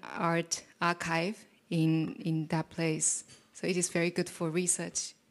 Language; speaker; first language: English; non-native, fluent; Japanese